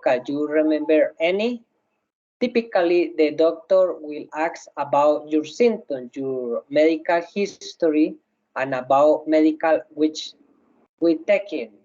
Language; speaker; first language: English; non-native, learner; Spanish